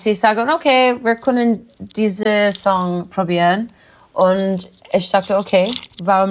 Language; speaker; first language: German; non-native, learner; English